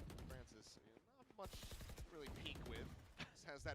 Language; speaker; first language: English; native; English